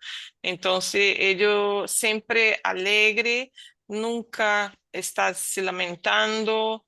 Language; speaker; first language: Spanish; non-native, learner; Portuguese